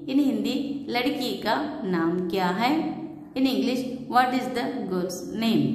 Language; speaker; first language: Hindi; non-native, local second language; Telugu